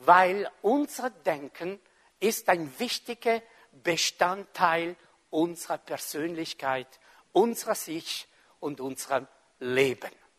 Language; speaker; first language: German; non-native, fluent; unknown